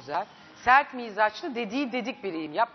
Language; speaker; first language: Turkish; native; Turkish